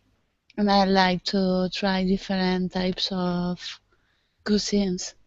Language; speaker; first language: English; non-native, learner; Spanish